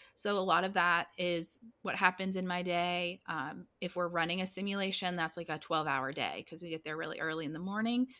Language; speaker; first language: English; native; English